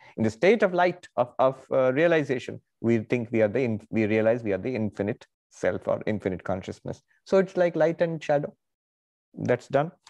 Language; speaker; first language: English; non-native, local second language; Bangla